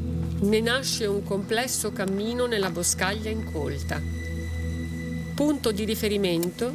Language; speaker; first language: Italian; native; Italian